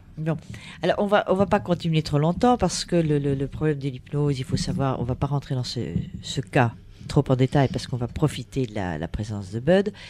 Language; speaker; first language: French; native; French